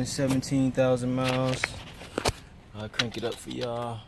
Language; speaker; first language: English; native; English